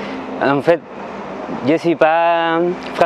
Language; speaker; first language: French; non-native, learner; Spanish